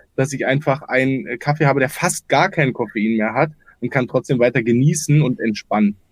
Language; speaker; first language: German; native; German